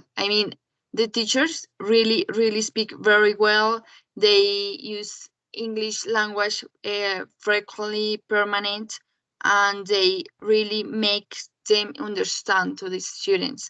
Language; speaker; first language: English; non-native, learner; Spanish